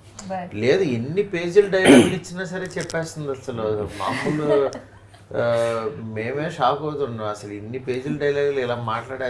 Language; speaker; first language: Telugu; native; Telugu